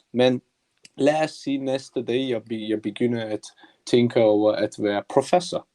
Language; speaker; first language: Danish; non-native, learner; Turkish